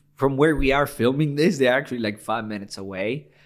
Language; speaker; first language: English; non-native, fluent; Spanish